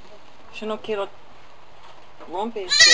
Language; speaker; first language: Spanish; non-native, learner; English